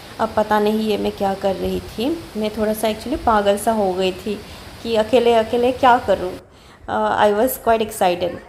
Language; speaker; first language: Hindi; non-native, local second language; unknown